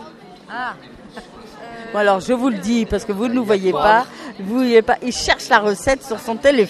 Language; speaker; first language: French; native; French